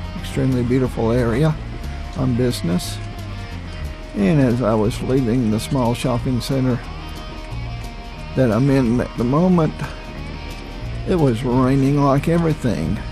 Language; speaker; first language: English; native; English